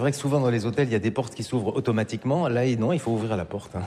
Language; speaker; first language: French; native; French